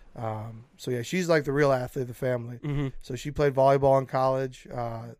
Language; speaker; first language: English; native; English